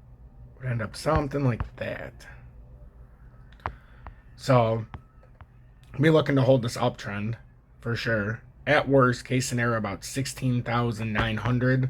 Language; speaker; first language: English; native; English